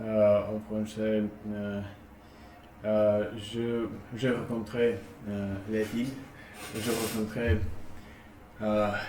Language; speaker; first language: French; non-native, learner; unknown